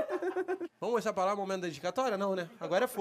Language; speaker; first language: Portuguese; native; Portuguese